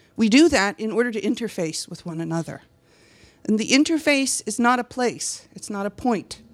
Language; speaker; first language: English; native; English